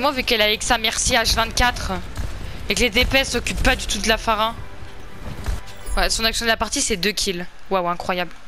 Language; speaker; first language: French; native; French